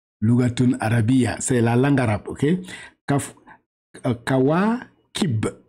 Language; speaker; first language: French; non-native, local second language; Wolof